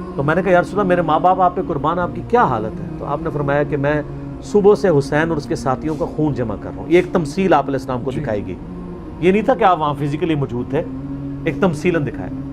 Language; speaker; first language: Urdu; non-native, local second language; Punjabi